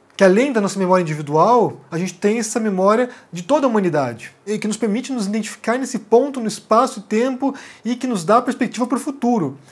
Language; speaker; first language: Portuguese; native; Portuguese